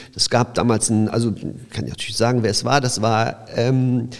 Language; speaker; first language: German; early bilingual, other home language; Polish